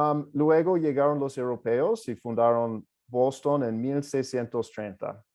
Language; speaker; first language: Spanish; non-native, fluent; English